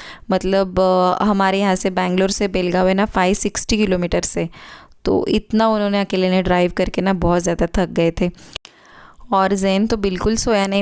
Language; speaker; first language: Hindi; native; Hindi